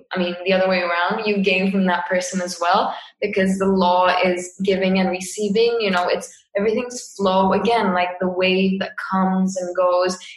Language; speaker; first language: English; non-native, fluent; Greek